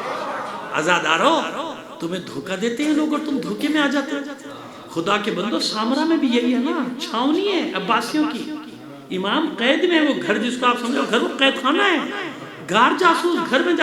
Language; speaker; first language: Urdu; native; Urdu